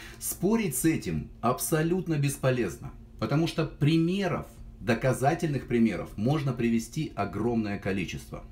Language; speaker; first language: Russian; native; Russian